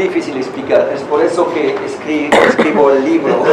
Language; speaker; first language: Spanish; non-native, learner; French